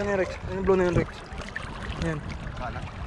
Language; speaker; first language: Filipino; native; Filipino